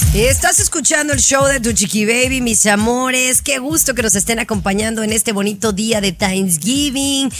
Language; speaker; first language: Spanish; native; Spanish